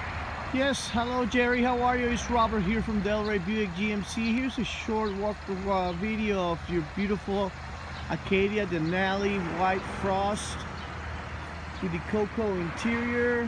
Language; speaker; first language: English; native; English